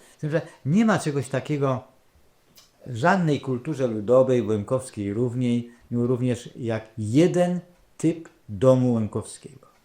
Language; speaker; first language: Polish; non-native, local second language; Rusyn